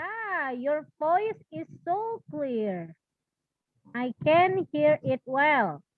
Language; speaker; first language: English; non-native, fluent; Indonesian